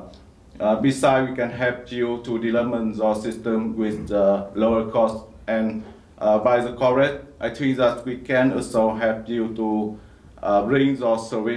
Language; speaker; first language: English; non-native, learner; Vietnamese